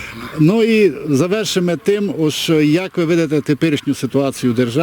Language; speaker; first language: Ukrainian; native; Ukrainian